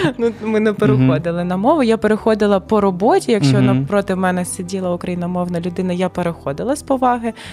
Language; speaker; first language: Ukrainian; non-native, local second language; Russian